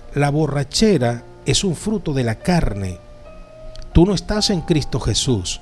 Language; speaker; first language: Spanish; native; Spanish